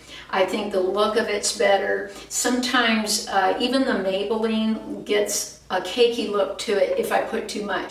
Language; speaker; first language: English; native; English